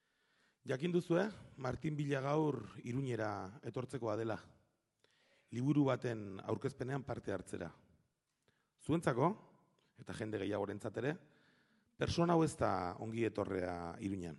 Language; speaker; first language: Basque; native; Basque